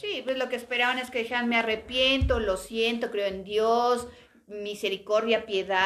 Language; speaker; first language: Spanish; native; Spanish